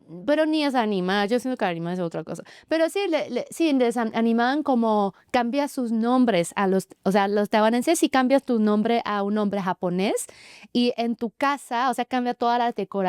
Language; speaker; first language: Spanish; non-native, fluent; Chinese